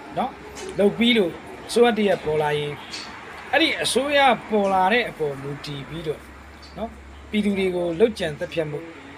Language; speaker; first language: Burmese; native; Burmese